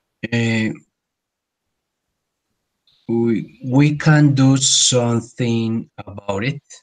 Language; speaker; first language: English; non-native, learner; Spanish